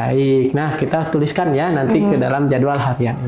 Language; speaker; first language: Indonesian; native; Indonesian